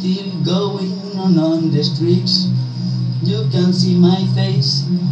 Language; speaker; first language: English; non-native, learner; Spanish